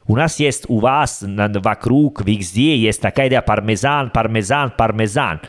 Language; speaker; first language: Russian; non-native, learner; Italian